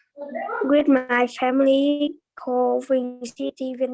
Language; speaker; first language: English; non-native, learner; Vietnamese